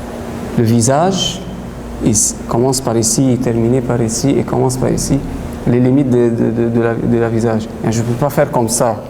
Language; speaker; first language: French; non-native, fluent; Arabic